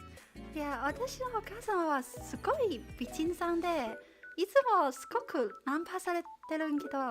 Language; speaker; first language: Japanese; non-native, learner; Chinese